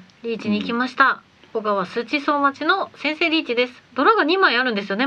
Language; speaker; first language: Japanese; native; Japanese